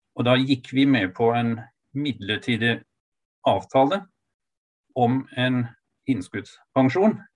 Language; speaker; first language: Norwegian; non-native, fluent; German